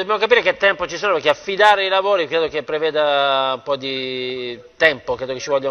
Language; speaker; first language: Italian; native; Italian